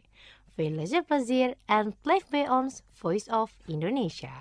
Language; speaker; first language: Dutch; non-native, fluent; Indonesian